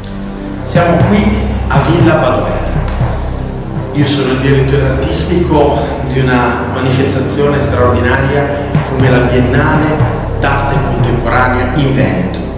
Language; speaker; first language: Italian; native; Italian